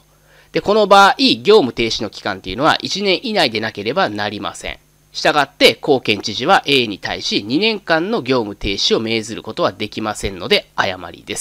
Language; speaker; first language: Japanese; native; Japanese